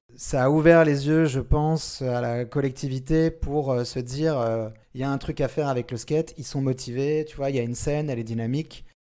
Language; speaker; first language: French; native; French